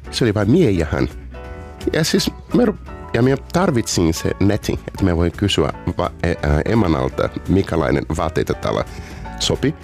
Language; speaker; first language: Finnish; non-native, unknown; Portuguese